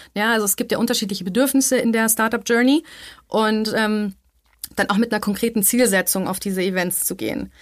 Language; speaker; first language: German; native; German